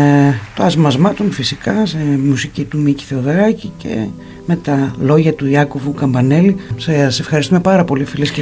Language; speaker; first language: Greek; native; Greek